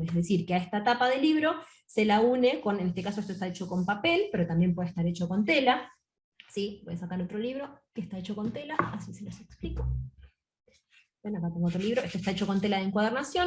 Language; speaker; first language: Spanish; native; Spanish